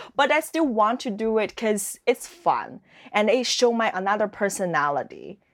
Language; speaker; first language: English; non-native, fluent; Chinese